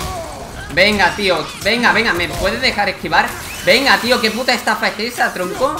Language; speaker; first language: Spanish; native; Spanish